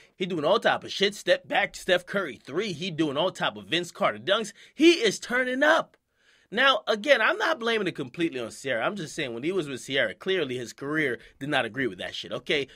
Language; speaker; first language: English; native; English